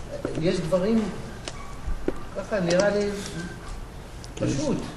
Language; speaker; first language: Hebrew; non-native, fluent; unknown